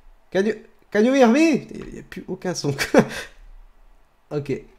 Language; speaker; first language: English; non-native, learner; French